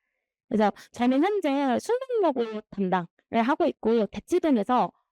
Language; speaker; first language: Korean; native; Korean